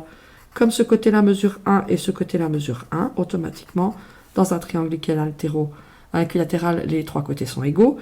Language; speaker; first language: French; native; French